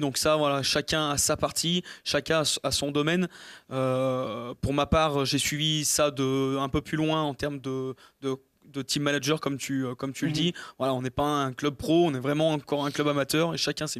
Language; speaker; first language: French; native; French